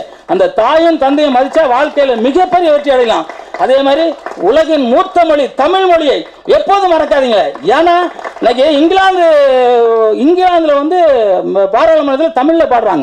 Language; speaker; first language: Tamil; native; Tamil